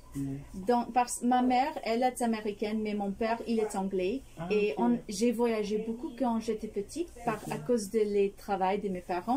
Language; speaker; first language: French; non-native, fluent; English